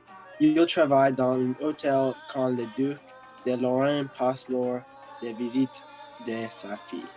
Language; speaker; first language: French; non-native, learner; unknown